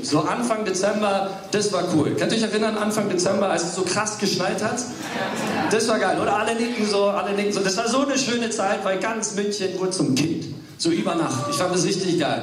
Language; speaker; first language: German; early bilingual, other home language; English